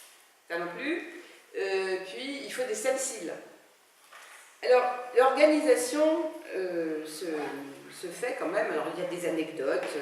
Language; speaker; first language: French; native; French